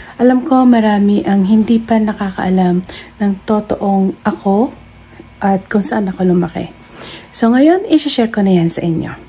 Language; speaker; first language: Filipino; non-native, local second language; Iloko